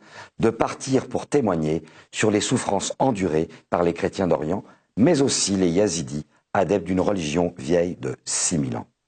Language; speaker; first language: French; native; French